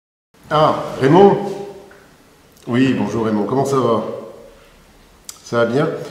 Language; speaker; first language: French; native; French